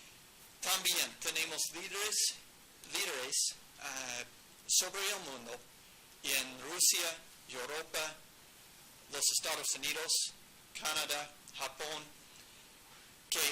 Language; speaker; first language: Spanish; non-native, learner; English